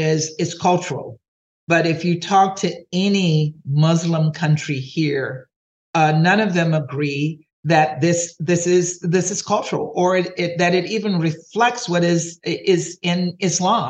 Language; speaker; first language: English; native; English